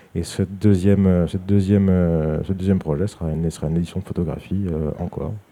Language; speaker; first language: French; native; French